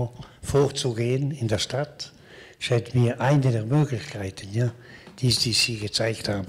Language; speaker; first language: German; non-native, local second language; Italian